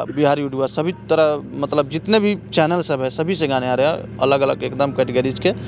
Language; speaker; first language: Hindi; native; Hindi